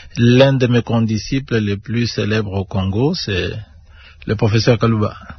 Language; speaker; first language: French; non-native, local second language; Luba-Lulua